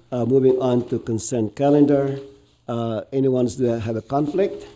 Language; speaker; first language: English; non-native, local second language; Filipino